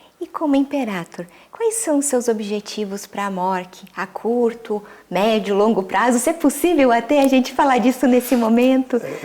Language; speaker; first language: Portuguese; native; Portuguese